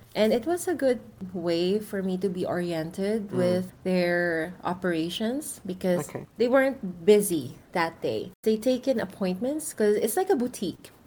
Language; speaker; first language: English; non-native, local second language; Filipino